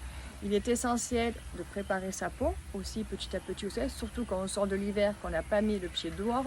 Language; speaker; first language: French; native; French